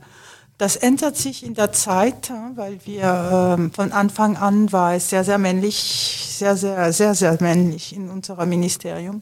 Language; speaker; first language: German; non-native, fluent; French